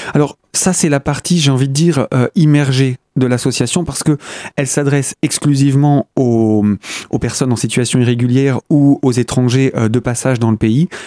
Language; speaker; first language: French; native; French